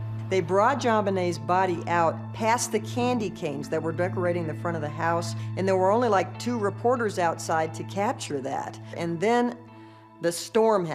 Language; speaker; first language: English; native; English